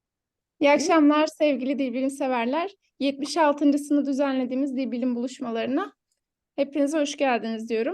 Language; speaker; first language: Turkish; native; Turkish